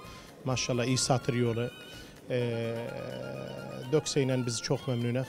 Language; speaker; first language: Turkish; non-native, fluent; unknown